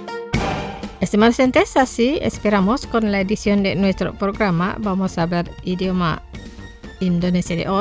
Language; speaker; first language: Spanish; non-native, fluent; Indonesian